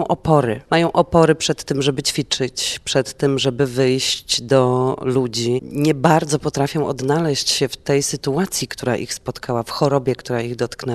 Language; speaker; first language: Polish; native; Polish